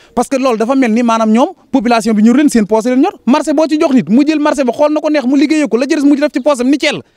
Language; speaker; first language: Wolof; native; Wolof